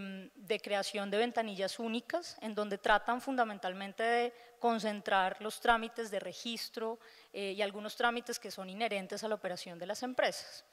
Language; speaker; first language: Spanish; native; Spanish